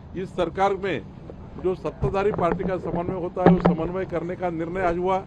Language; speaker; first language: Hindi; non-native, local second language; Marathi